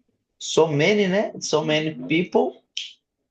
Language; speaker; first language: English; non-native, learner; Portuguese